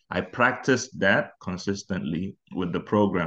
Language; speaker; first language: English; non-native, local second language; Igbo